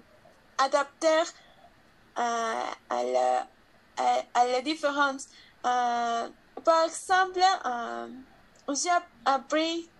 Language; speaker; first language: French; non-native, learner; Spanish